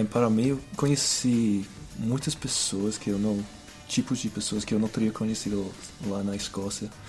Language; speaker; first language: Portuguese; non-native, fluent; English